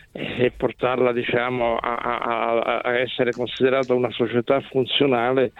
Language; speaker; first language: Italian; native; Italian